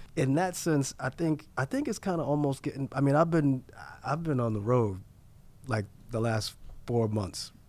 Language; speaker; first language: English; native; English